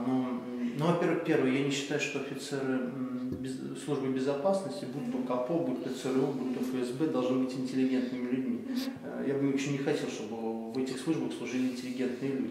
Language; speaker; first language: Russian; native; Russian